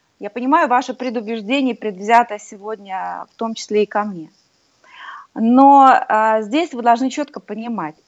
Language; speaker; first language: Russian; native; Russian